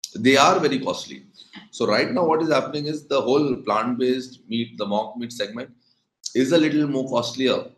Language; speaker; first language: English; non-native, local second language; Konkani